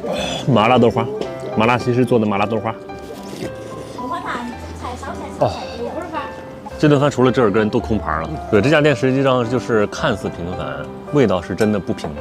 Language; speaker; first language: Chinese; native; Chinese